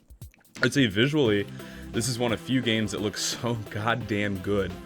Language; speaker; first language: English; native; English